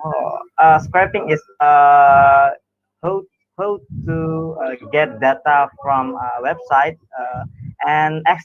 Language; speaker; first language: English; non-native, learner; Indonesian